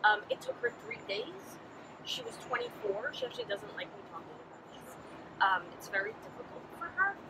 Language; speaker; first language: English; early bilingual, other home language; Spanish